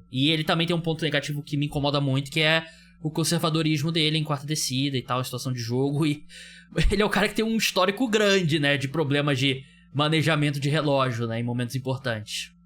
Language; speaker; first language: Portuguese; native; Portuguese